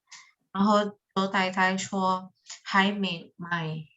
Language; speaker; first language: Chinese; non-native, learner; Indonesian